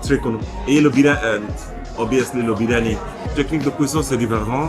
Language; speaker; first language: French; non-native, learner; Bangla